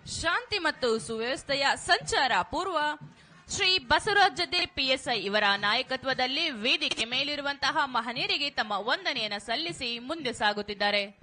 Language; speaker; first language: Kannada; native; Kannada